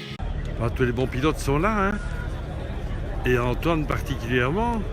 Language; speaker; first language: French; native; French